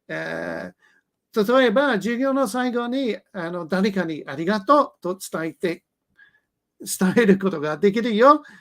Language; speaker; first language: Japanese; non-native, learner; English